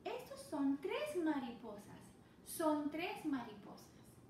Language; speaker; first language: Spanish; non-native, fluent; English